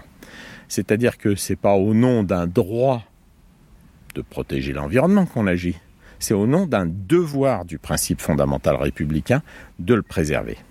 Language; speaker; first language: French; native; French